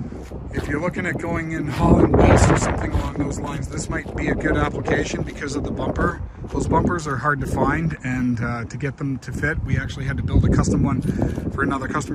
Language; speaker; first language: English; native; English